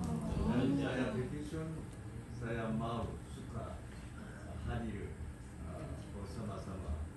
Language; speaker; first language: Indonesian; non-native, learner; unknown